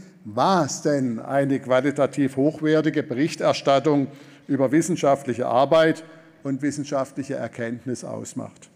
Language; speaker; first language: German; native; German